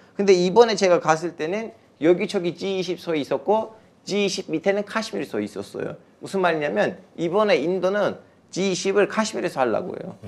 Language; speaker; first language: Korean; non-native, fluent; Turkish